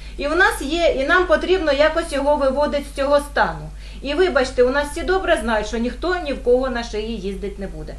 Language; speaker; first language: Ukrainian; native; Ukrainian